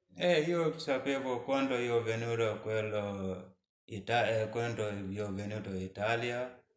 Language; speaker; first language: Italian; non-native, learner; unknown